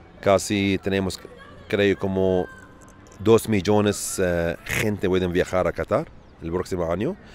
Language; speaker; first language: Spanish; non-native, learner; Arabic